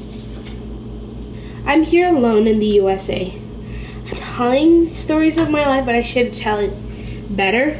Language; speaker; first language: English; non-native, fluent; Kabuverdianu